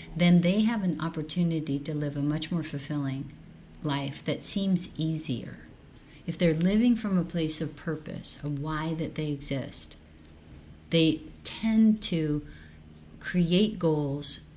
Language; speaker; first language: English; early bilingual, other home language; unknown